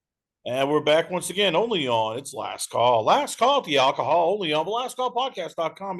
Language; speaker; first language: English; native; English